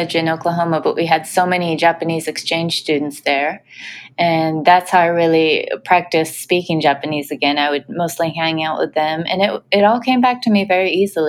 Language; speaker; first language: English; native; English